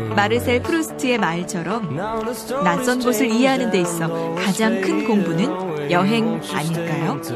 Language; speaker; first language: Korean; native; Korean